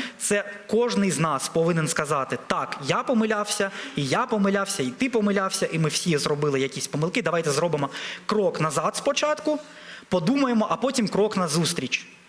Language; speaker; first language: Ukrainian; non-native, local second language; Russian